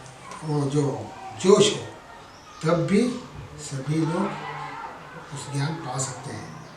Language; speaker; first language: Hindi; non-native, local second language; Kannada